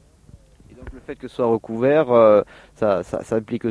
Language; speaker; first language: French; native; French